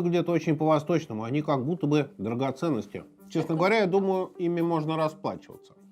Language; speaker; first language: Russian; native; Russian